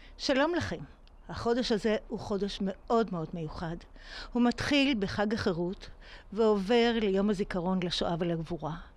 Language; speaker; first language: Hebrew; native; Hebrew